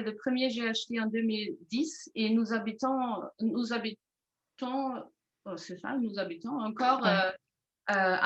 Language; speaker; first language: French; non-native, fluent; German